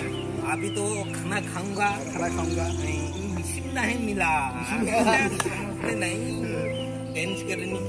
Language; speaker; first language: Hindi; non-native, local second language; Kok Borok